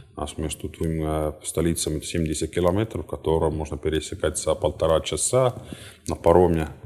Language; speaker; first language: Russian; non-native, fluent; Estonian